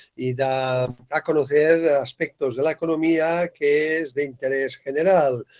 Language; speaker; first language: Spanish; non-native, local second language; Catalan